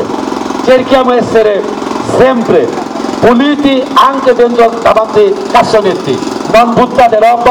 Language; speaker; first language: Italian; non-native, learner; Bangla